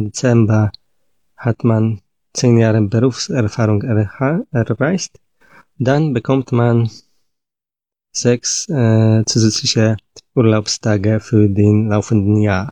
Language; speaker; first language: German; non-native, learner; Polish